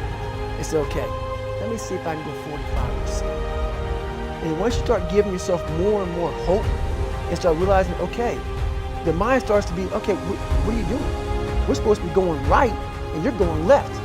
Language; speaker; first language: English; native; English